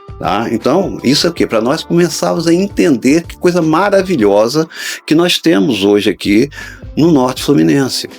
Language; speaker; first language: Portuguese; native; Portuguese